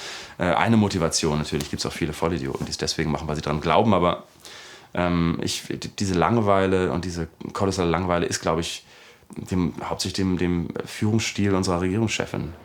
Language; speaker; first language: German; native; German